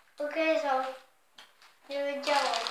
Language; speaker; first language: Polish; early bilingual, heritage; Polish